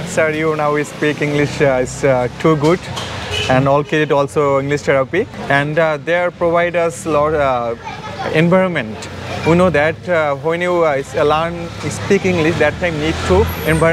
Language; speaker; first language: English; non-native, learner; Bangla